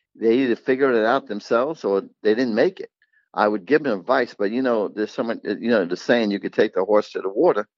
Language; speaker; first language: English; native; English